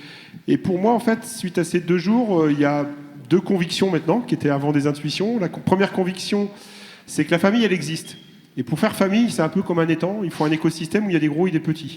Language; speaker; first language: French; native; French